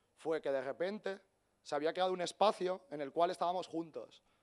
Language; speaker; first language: Spanish; native; Spanish